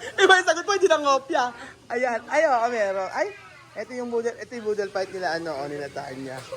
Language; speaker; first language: Filipino; native; Filipino